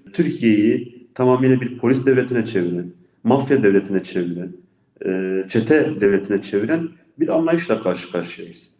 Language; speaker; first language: Turkish; non-native, local second language; Kurdish